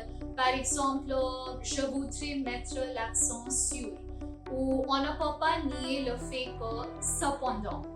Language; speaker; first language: French; non-native, fluent; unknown